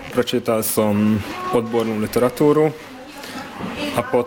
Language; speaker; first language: Slovak; non-native, learner; Hungarian